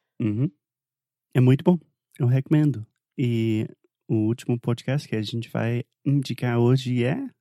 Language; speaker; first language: Portuguese; non-native, fluent; English